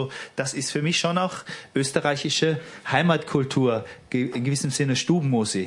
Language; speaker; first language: German; native; German